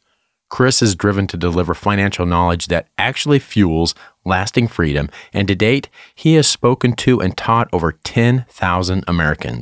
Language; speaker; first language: English; native; English